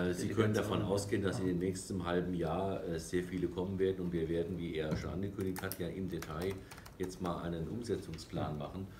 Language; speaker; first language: German; native; German